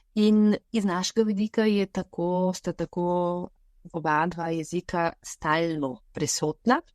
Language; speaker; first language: Slovenian; non-native, fluent; Bulgarian